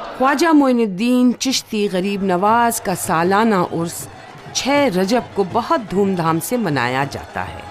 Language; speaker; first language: Urdu; native; Urdu